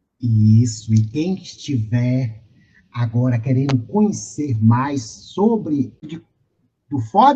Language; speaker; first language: Portuguese; native; Portuguese